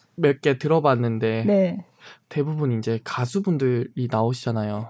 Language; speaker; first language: Korean; native; Korean